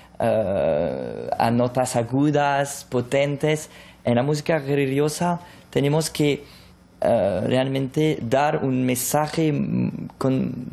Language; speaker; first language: Spanish; non-native, fluent; French